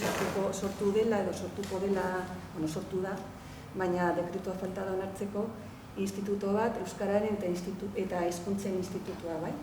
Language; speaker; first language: Basque; non-native, local second language; Spanish